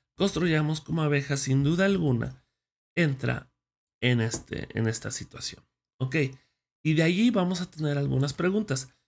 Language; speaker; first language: Spanish; native; Spanish